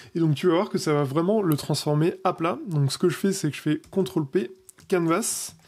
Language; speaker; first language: French; native; French